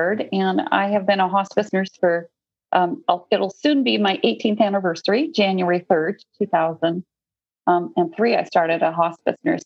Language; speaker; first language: English; native; English